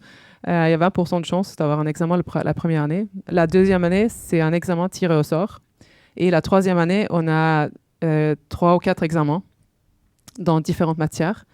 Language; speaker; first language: French; non-native, fluent; Norwegian